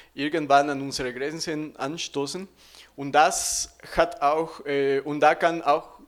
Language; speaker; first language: German; non-native, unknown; Spanish